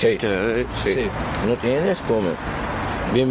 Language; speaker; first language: Spanish; non-native, learner; Arabic